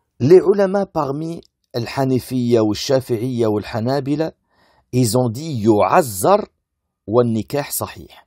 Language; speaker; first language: French; native; French